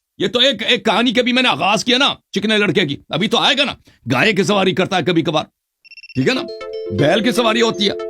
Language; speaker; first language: Urdu; non-native, fluent; Persian